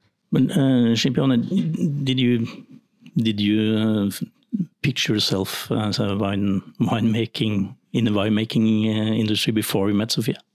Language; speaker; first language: English; non-native, fluent; Norwegian